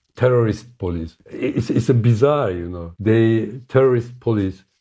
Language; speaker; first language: English; non-native, fluent; Turkish